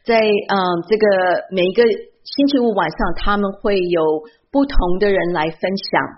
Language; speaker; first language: Chinese; early bilingual, heritage; Chinese